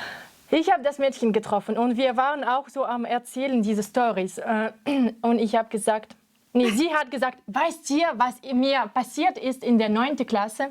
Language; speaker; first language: German; non-native, fluent; French